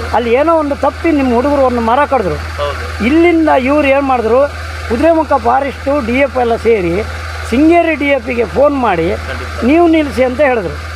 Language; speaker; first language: Kannada; non-native, local second language; Tulu